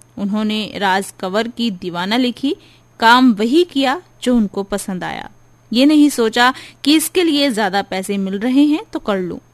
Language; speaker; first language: Hindi; native; Hindi